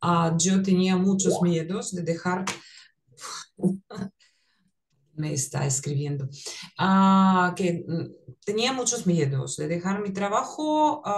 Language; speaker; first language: Spanish; non-native, fluent; Russian